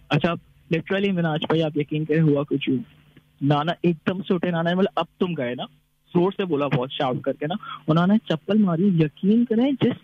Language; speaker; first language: Urdu; native; Urdu